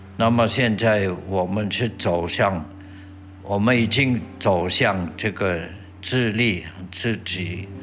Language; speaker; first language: Chinese; non-native, fluent; German